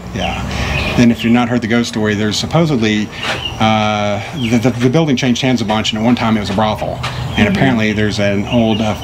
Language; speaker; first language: English; native; English